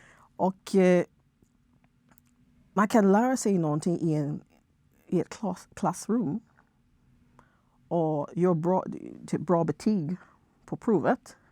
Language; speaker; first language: Swedish; non-native, fluent; English